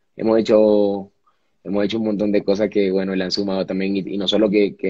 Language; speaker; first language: Spanish; native; Spanish